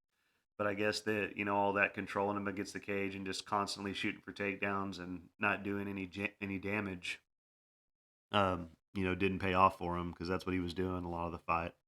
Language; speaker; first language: English; native; English